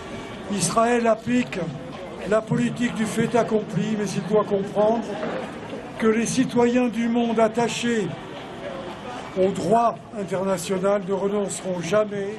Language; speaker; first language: French; native; French